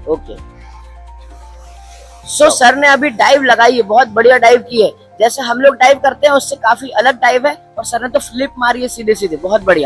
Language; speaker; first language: Hindi; native; Hindi